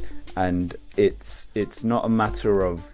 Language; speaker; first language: English; native; English